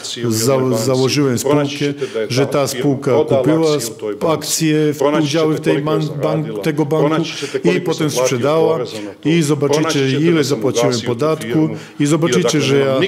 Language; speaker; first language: Polish; non-native, fluent; Serbian